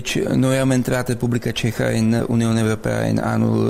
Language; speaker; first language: Romanian; non-native, learner; Czech